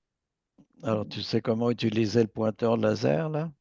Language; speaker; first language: French; native; French